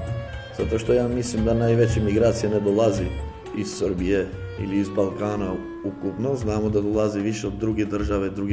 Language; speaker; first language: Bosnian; non-native, local second language; Albanian